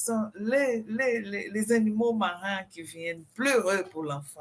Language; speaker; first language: French; non-native, fluent; Portuguese